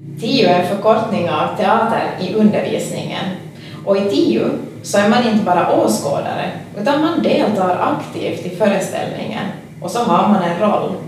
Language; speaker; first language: Swedish; native; Swedish